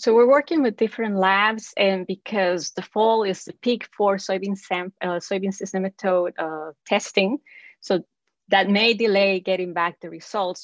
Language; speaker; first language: English; non-native, fluent; Spanish